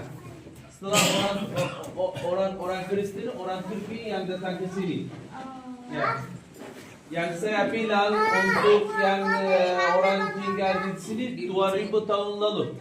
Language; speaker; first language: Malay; non-native, learner; Turkish